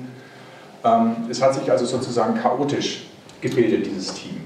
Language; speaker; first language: German; native; German